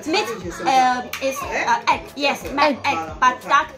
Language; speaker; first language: English; non-native, learner; Chinese